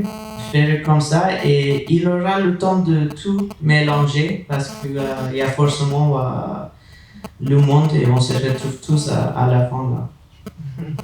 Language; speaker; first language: French; non-native, fluent; Spanish